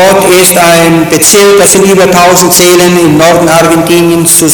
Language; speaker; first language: German; native; German